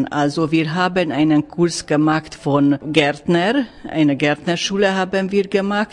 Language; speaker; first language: German; non-native, learner; Hungarian